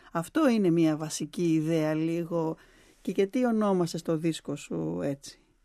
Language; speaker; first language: Greek; native; Greek